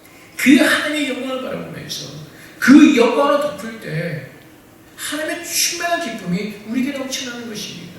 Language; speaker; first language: Korean; native; Korean